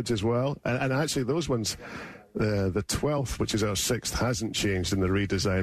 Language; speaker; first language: English; native; English